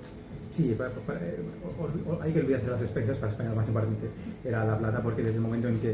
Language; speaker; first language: Spanish; native; Spanish